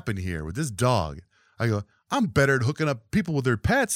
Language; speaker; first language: English; early bilingual, other home language; Spanish